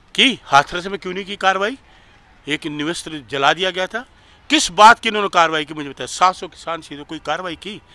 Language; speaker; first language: Hindi; native; Hindi